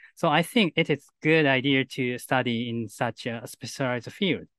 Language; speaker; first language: English; non-native, fluent; Japanese